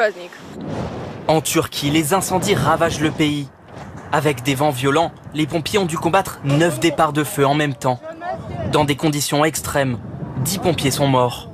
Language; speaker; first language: French; native; French